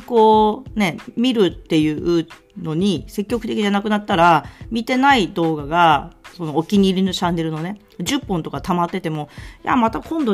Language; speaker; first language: Japanese; native; Japanese